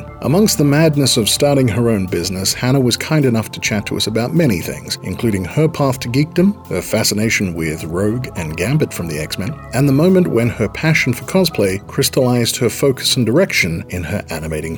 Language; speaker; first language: English; native; English